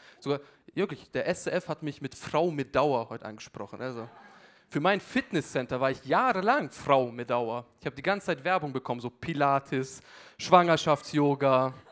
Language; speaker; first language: German; early bilingual, other home language; Albanian